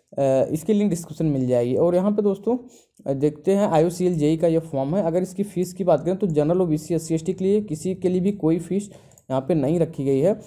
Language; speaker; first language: Hindi; native; Hindi